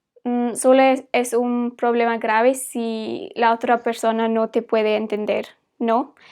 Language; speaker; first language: Spanish; non-native, fluent; English